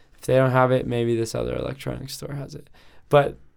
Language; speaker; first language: English; native; English